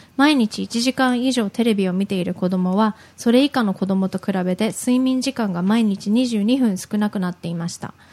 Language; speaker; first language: Japanese; early bilingual, heritage; Japanese